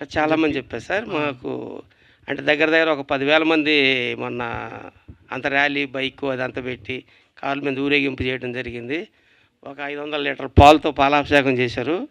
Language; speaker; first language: Telugu; native; Telugu